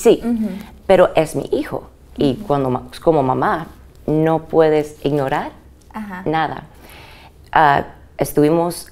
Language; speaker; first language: Spanish; early bilingual, heritage; English